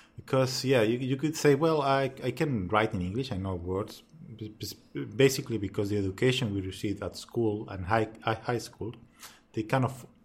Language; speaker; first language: English; non-native, fluent; Spanish